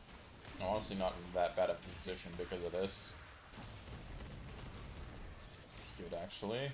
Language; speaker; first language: English; native; English